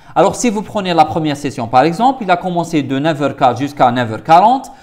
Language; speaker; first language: French; non-native, local second language; Arabic